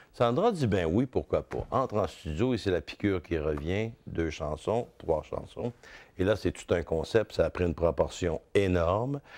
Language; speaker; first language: French; native; French